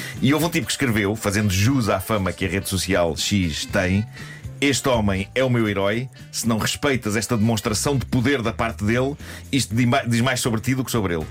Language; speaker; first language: Portuguese; native; Portuguese